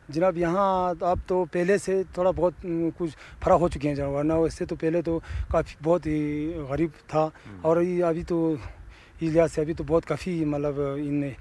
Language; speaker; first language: Urdu; non-native, local second language; Ladakhi